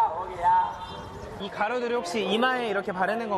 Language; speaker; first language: Korean; native; Korean